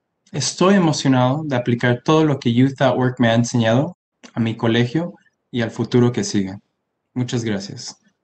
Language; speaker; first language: Spanish; early bilingual, heritage; Spanish